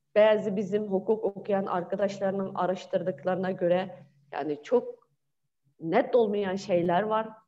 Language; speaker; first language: Turkish; non-native, fluent; Chinese